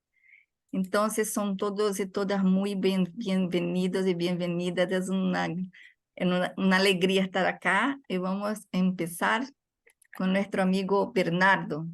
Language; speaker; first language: Spanish; non-native, fluent; Portuguese